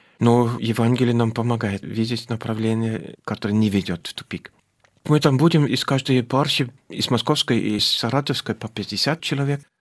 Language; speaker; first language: Russian; non-native, fluent; German